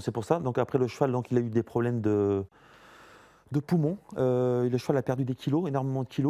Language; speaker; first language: French; native; French